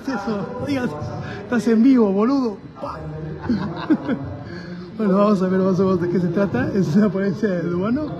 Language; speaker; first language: Spanish; native; Spanish